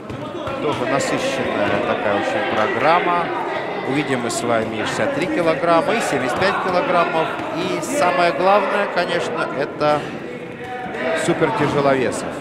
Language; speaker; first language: Russian; native; Russian